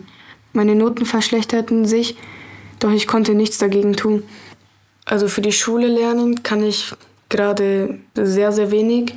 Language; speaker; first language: German; early bilingual, other home language; Portuguese